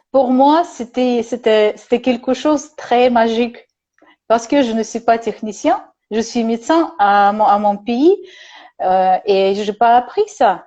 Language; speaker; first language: French; non-native, learner; Russian